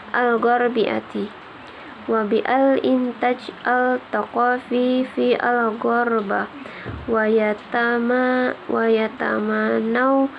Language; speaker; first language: Arabic; non-native, learner; Indonesian